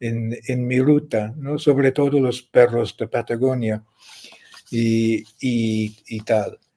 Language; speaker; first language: Spanish; non-native, fluent; English